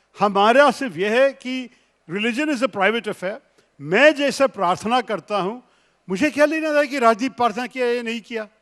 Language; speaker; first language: Hindi; non-native, local second language; Malayalam